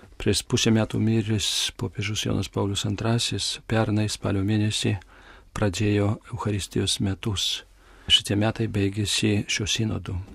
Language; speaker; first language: Lithuanian; early bilingual, heritage; Lithuanian